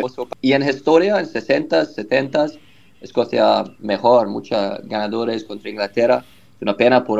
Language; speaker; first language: Spanish; non-native, learner; English